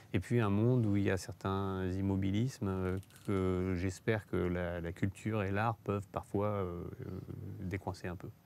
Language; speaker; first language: French; native; French